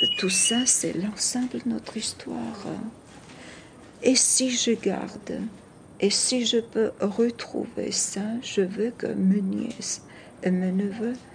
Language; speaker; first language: French; non-native, fluent; Georgian